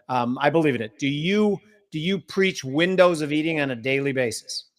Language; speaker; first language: English; native; English